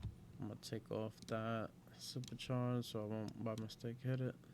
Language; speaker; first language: English; native; English